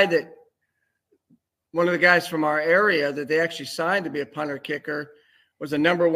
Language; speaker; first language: English; native; English